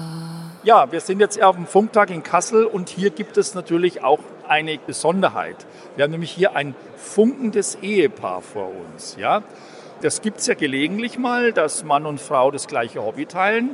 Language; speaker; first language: German; native; German